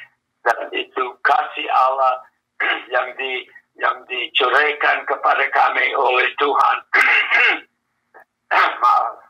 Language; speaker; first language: Indonesian; non-native, fluent; English